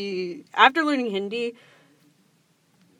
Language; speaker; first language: English; native; English